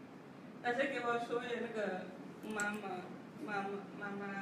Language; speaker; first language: Chinese; non-native, learner; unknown